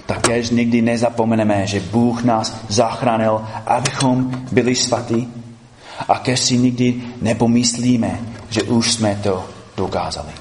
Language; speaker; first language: Czech; non-native, fluent; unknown